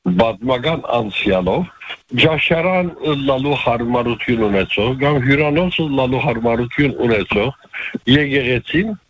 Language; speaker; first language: Armenian; early bilingual, heritage; Armenian